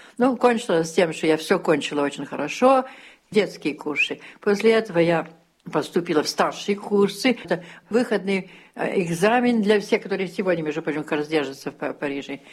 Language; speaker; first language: Russian; early bilingual, heritage; Russian